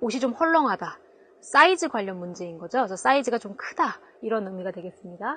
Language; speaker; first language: Korean; native; Korean